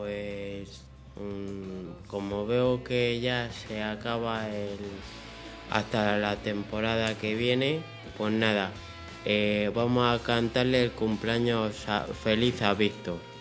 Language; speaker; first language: Spanish; native; Spanish